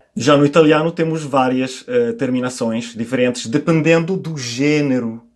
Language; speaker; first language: Portuguese; non-native, fluent; Italian